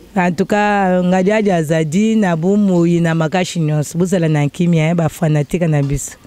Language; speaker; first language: Lingala; non-native, local second language; Kongo